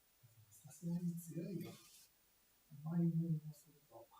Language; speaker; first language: Japanese; native; Japanese